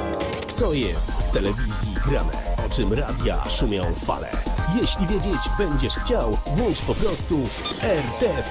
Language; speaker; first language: Polish; native; Polish